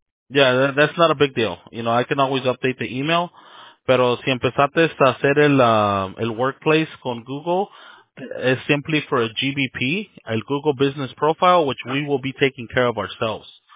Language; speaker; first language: English; early bilingual, other home language; Spanish